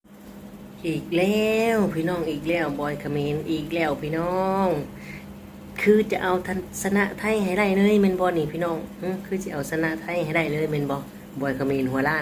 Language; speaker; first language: Thai; non-native, local second language; Lao